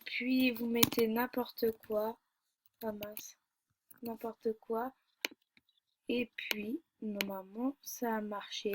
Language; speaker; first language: French; native; French